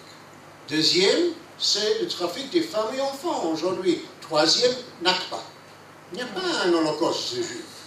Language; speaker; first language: French; non-native, fluent; English